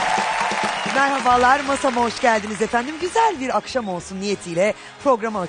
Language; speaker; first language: Turkish; native; Turkish